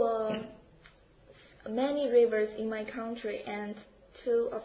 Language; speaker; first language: English; non-native, learner; Chinese